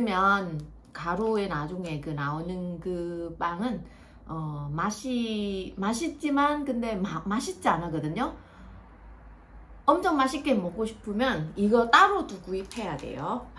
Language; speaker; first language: Korean; non-native, fluent; Vietnamese